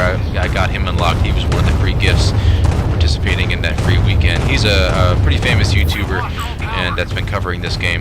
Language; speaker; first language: English; native; English